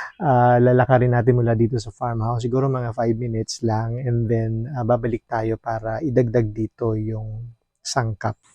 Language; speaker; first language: Filipino; non-native, local second language; Bikol